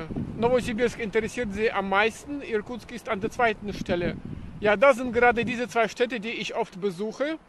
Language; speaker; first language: German; non-native, fluent; Russian